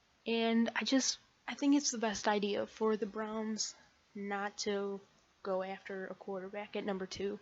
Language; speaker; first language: English; native; English